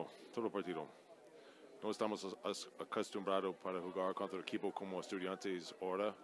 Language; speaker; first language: Spanish; non-native, fluent; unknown